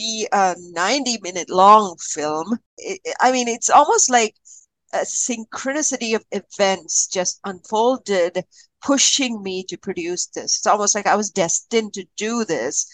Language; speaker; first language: English; non-native, local second language; Malayalam